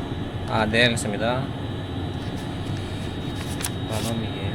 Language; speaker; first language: Korean; non-native, learner; Arabic